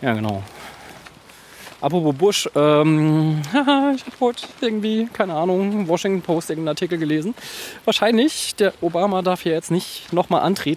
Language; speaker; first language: German; native; German